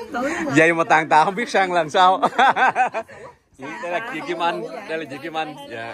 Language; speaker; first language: Vietnamese; early bilingual, heritage; Vietnamese